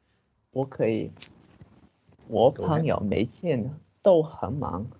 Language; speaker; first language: Chinese; non-native, learner; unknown